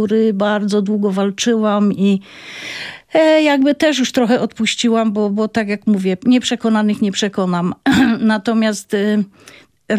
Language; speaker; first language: Polish; non-native, local second language; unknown